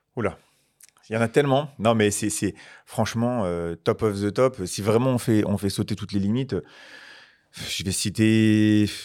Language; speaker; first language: French; native; French